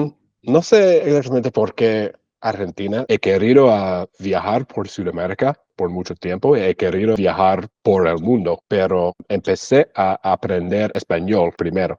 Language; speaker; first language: Spanish; non-native, learner; English